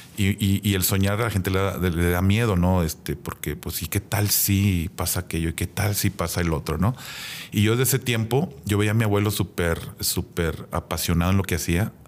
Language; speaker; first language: Spanish; native; Spanish